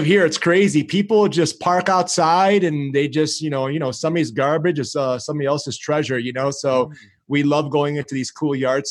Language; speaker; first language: English; early bilingual, other home language; Greek